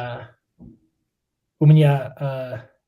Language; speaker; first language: Russian; non-native, learner; English